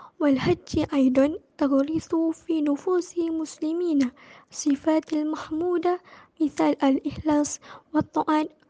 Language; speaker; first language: Arabic; non-native, learner; Malay